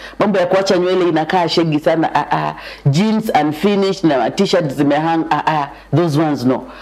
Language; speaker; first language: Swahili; native; Swahili